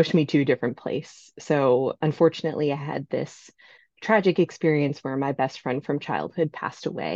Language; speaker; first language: English; native; English